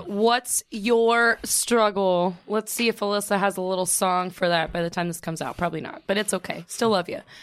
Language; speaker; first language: English; native; English